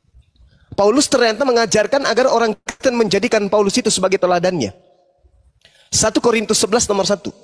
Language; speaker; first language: Indonesian; native; Indonesian